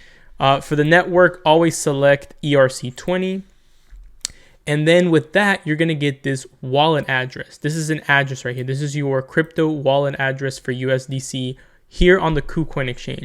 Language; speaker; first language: English; native; English